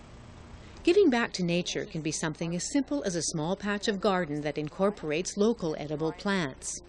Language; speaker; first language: English; native; English